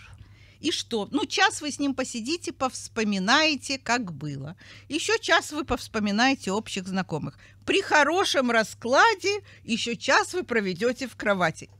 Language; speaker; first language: Russian; native; Russian